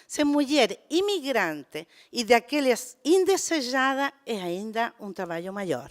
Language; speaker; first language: Portuguese; non-native, fluent; Spanish